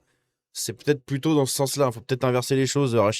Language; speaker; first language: French; native; French